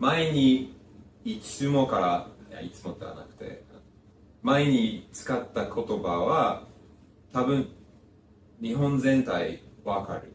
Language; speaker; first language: Japanese; non-native, learner; English